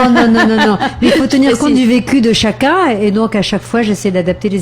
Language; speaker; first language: French; native; French